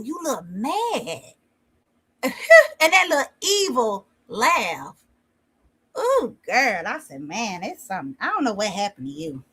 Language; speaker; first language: English; native; English